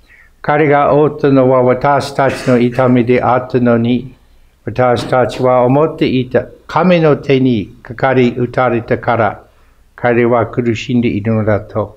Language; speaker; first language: Japanese; non-native, fluent; English